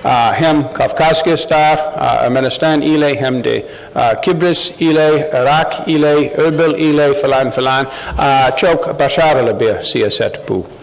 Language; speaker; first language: Turkish; non-native, learner; English